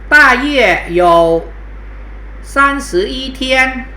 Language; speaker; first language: Chinese; non-native, fluent; Thai